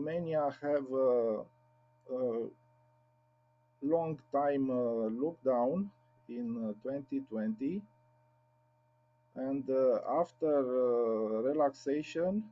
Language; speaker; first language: English; non-native, learner; Romanian